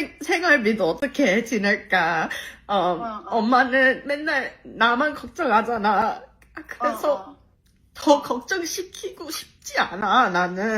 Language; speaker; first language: Korean; early bilingual, heritage; Korean